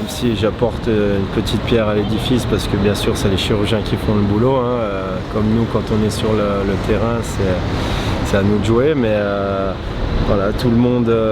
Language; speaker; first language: French; native; French